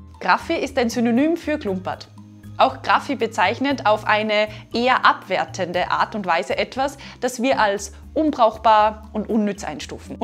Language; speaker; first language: German; native; German